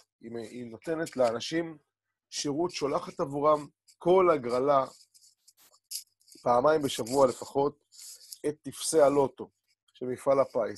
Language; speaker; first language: Hebrew; native; Hebrew